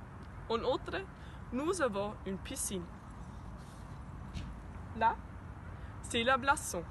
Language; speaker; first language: French; non-native, learner; German